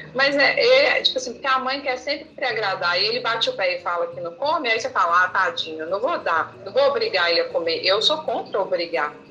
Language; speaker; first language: Portuguese; native; Portuguese